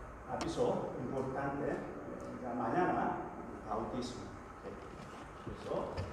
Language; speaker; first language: Spanish; non-native, learner; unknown